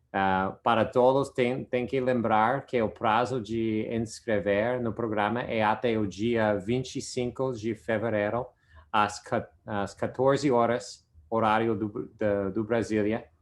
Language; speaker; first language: Portuguese; non-native, fluent; English